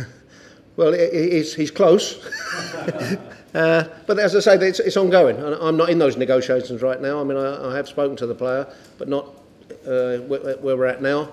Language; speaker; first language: English; native; English